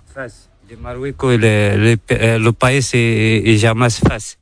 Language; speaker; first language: Spanish; non-native, learner; Arabic